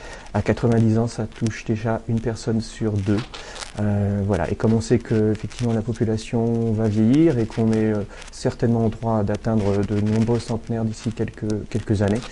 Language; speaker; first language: French; native; French